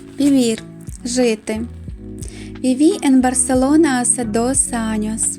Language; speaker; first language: Spanish; non-native, fluent; Ukrainian